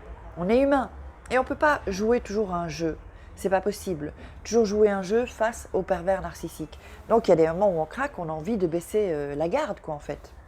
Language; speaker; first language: French; native; French